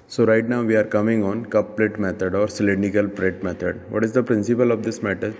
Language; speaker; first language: English; non-native, local second language; Hindi